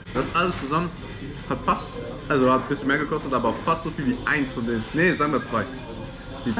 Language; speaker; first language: German; native; German